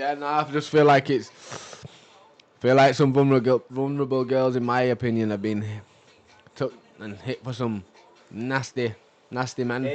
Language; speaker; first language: English; native; English